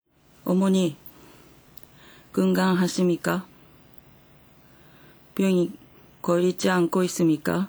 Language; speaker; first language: Korean; non-native, fluent; Japanese